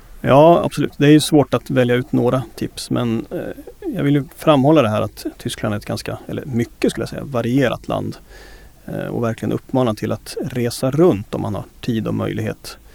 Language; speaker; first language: Swedish; native; Swedish